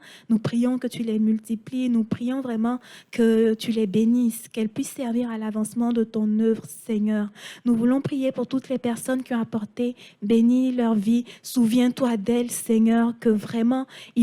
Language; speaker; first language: French; non-native, local second language; Haitian Creole